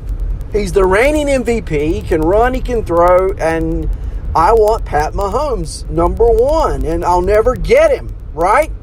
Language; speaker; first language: English; native; English